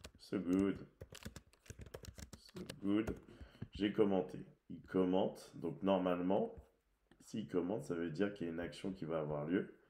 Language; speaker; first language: French; native; French